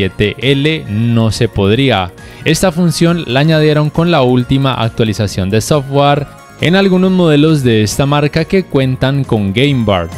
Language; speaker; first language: Spanish; native; Spanish